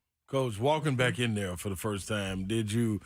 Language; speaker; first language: English; native; English